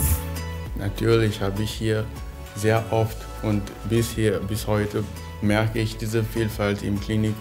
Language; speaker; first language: German; non-native, fluent; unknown